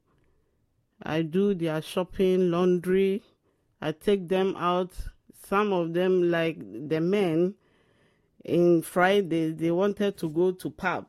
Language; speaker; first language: English; non-native, local second language; Akan